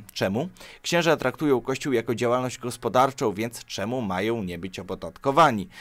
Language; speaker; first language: Polish; early bilingual, other home language; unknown